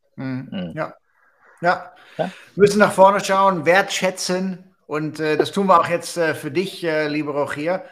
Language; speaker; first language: German; native; German